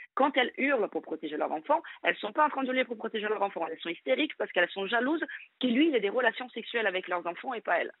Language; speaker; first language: French; non-native, fluent; Portuguese